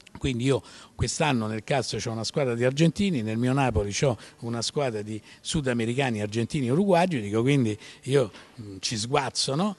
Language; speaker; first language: Italian; native; Italian